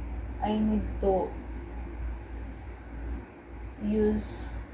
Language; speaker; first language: English; non-native, learner; Cebuano